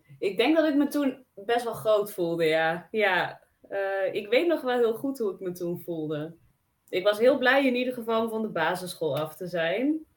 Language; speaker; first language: Dutch; native; Dutch